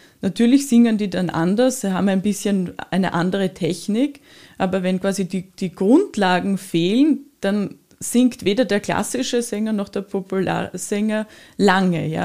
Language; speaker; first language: German; native; German